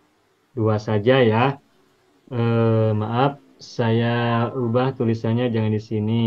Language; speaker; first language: Indonesian; native; Indonesian